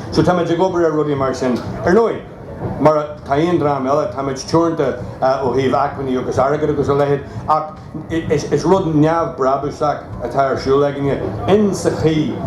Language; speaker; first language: Irish; non-native, local second language; English